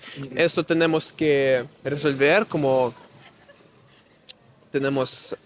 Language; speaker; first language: Spanish; non-native, learner; Russian